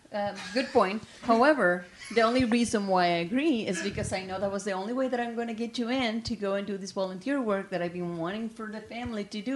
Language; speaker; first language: English; non-native, fluent; Spanish